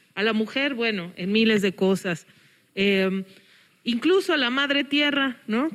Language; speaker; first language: Spanish; early bilingual, heritage; English